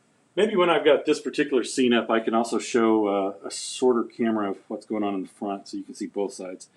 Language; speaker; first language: English; native; English